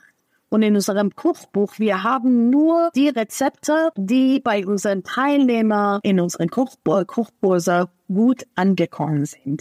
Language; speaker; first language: German; non-native, fluent; Persian